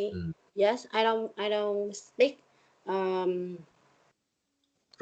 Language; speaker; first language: English; non-native, learner; Vietnamese